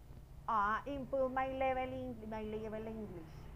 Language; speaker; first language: English; non-native, learner; Spanish